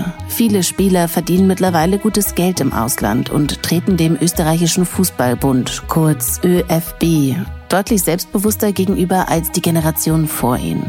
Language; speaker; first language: German; native; German